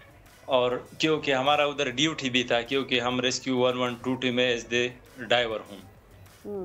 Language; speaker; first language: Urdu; non-native, local second language; Pashto